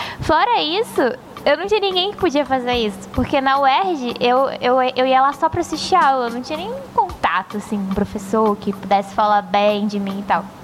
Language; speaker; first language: Portuguese; native; Portuguese